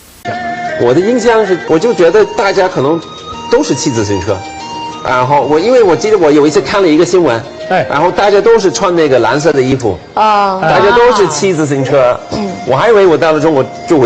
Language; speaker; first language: Chinese; non-native, fluent; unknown